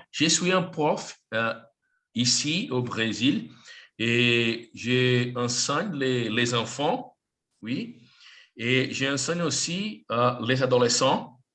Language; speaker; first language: French; non-native, learner; Portuguese